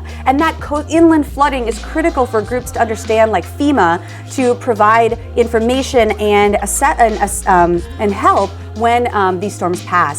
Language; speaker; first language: English; native; English